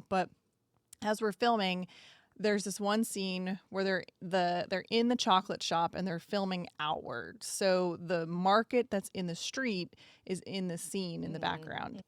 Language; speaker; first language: English; native; English